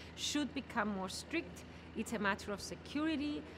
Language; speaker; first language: English; non-native, fluent; Greek